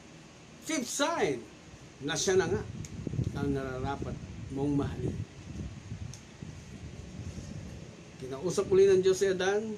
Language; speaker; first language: Filipino; native; Filipino